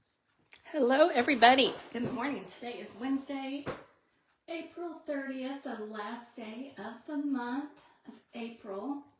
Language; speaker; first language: English; native; English